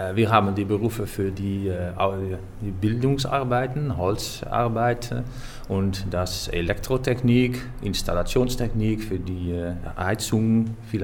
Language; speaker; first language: German; non-native, learner; Dutch